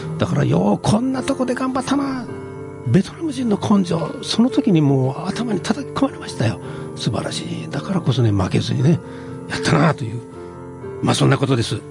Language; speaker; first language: Japanese; native; Japanese